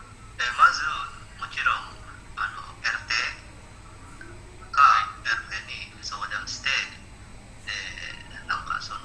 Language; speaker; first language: Japanese; non-native, learner; Indonesian